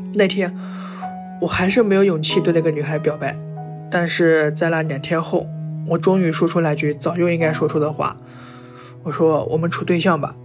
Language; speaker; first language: Chinese; native; Chinese